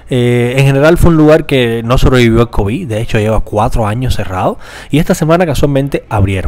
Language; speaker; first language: Spanish; native; Spanish